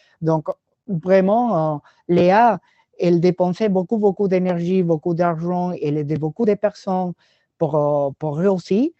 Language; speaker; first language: French; non-native, learner; Spanish